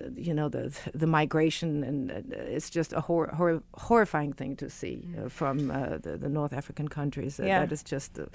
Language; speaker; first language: English; non-native, fluent; German